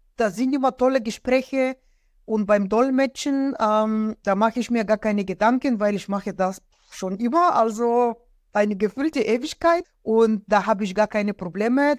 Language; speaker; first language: German; non-native, fluent; Bulgarian